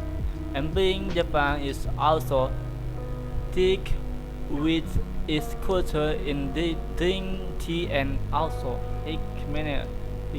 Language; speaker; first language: English; non-native, learner; Indonesian